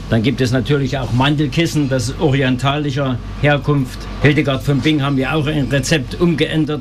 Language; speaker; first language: German; native; German